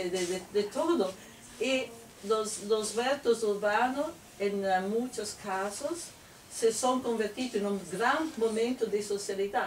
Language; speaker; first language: Spanish; non-native, fluent; Italian